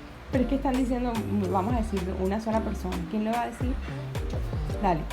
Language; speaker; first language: Spanish; native; Spanish